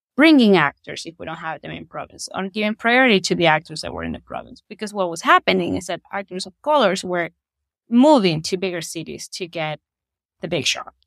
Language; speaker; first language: English; non-native, fluent; Spanish